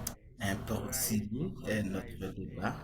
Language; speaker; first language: French; non-native, fluent; Portuguese